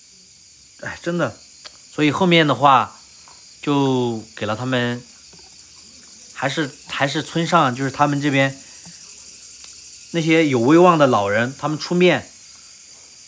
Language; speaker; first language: Chinese; native; Chinese